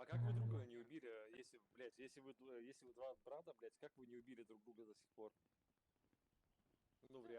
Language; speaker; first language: Russian; native; Russian